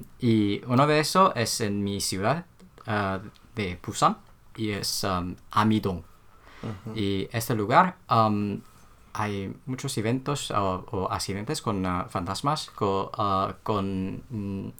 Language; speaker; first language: Spanish; non-native, learner; Korean